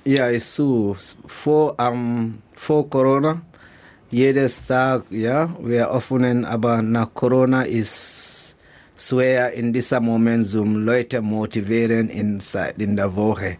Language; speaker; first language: German; non-native, learner; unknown